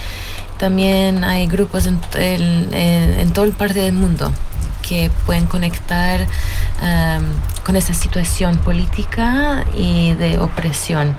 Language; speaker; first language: Spanish; early bilingual, heritage; Spanish